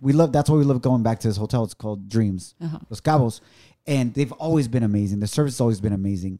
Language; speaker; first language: English; early bilingual, other home language; Spanish